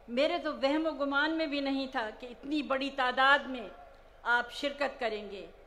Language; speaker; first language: Urdu; native; Urdu